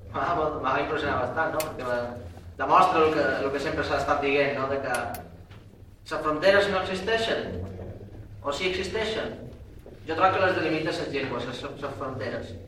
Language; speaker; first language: Catalan; native; Catalan